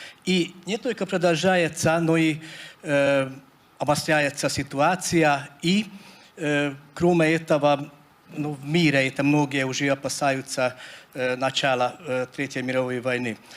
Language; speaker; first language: Russian; non-native, fluent; Hungarian